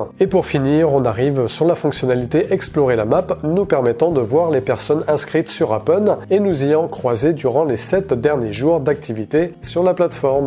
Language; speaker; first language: French; native; French